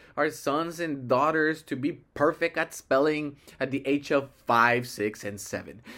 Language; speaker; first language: English; early bilingual, other home language; Spanish